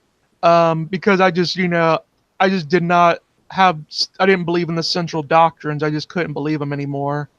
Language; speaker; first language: English; native; English